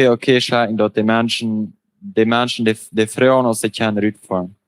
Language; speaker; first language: German; non-native, local second language; Plautdietsch